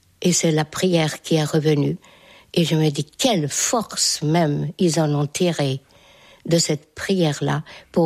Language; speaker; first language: French; non-native, fluent; Hungarian